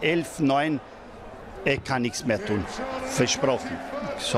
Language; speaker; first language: German; non-native, fluent; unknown